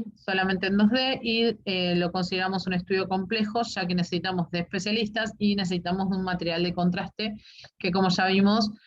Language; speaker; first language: Spanish; native; Spanish